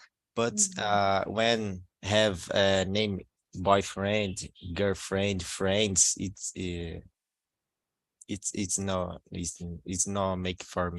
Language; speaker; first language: English; non-native, learner; Portuguese